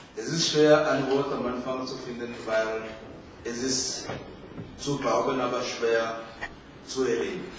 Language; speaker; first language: German; non-native, fluent; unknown